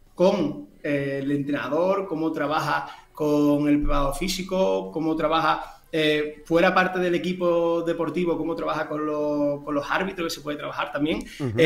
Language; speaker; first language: Spanish; native; Spanish